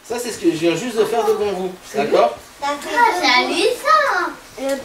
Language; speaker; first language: French; native; French